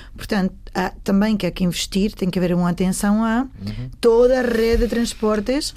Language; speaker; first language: Portuguese; native; Portuguese